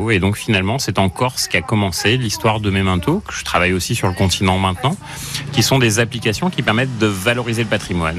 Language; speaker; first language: French; native; French